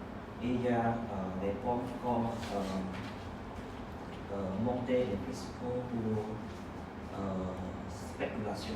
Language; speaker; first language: French; non-native, learner; Khmer